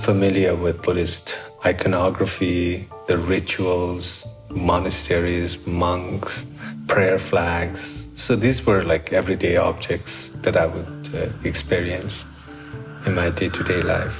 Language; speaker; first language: English; non-native, local second language; Sherpa